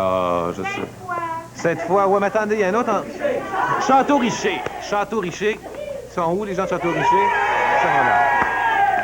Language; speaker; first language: French; native; French